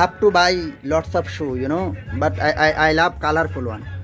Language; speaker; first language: English; non-native, learner; Bangla